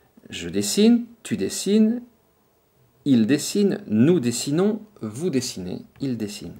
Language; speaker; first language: French; native; French